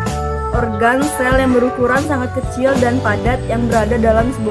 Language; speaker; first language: Indonesian; native; Indonesian